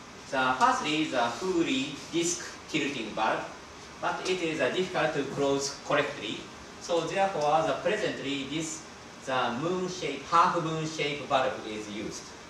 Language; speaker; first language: English; non-native, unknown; Japanese